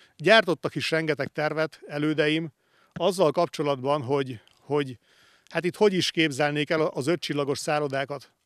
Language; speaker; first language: Hungarian; native; Hungarian